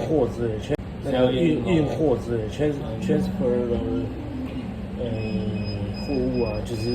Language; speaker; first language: Chinese; native; Chinese